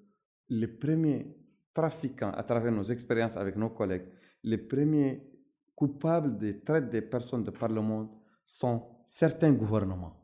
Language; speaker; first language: French; non-native, local second language; Arabic